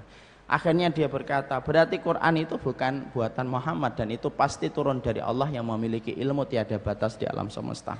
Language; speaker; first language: Indonesian; native; Indonesian